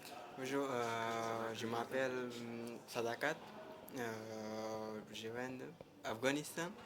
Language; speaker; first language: French; non-native, learner; Pashto